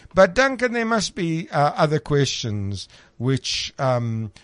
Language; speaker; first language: English; native; English